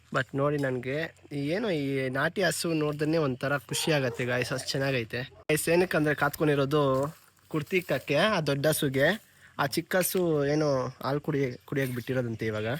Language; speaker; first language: Kannada; non-native, local second language; Telugu